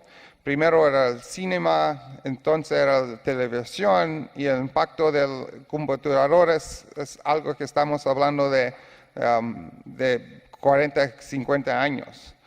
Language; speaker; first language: Spanish; non-native, learner; English